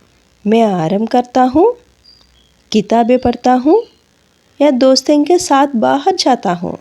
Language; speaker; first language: Hindi; non-native, local second language; Telugu